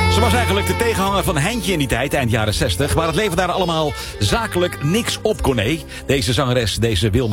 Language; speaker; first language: Dutch; native; Dutch